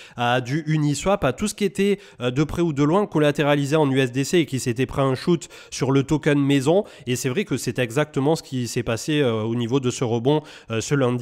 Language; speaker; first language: French; native; French